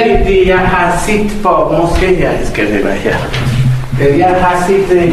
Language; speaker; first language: Danish; non-native, learner; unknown